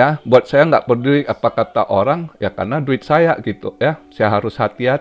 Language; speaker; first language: Indonesian; native; Indonesian